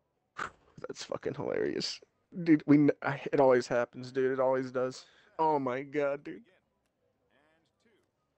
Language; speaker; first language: English; native; English